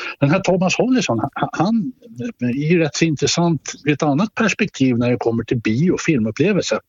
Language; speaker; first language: Swedish; native; Swedish